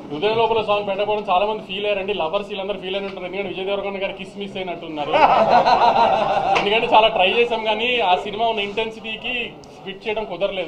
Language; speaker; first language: Telugu; native; Telugu